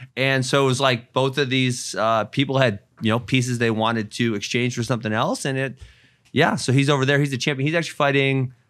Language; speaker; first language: English; native; English